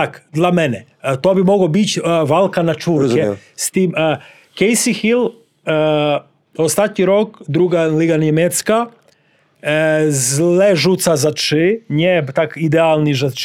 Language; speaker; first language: Polish; non-native, fluent; Serbian